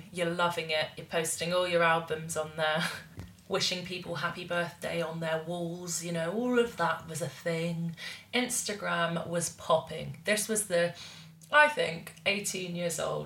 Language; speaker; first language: English; native; English